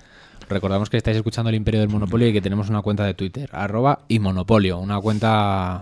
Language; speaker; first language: Spanish; native; Spanish